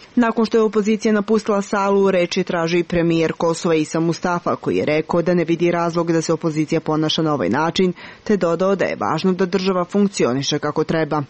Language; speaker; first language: Serbian; non-native, local second language; Albanian